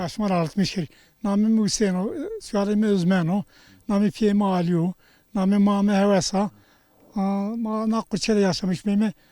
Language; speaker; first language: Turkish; non-native, local second language; Zaza